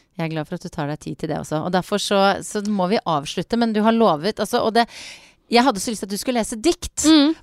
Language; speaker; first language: Norwegian; native; Norwegian